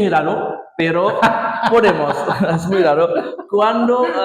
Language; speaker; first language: Spanish; non-native, learner; Indonesian